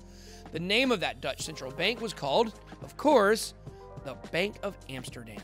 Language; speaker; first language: English; native; English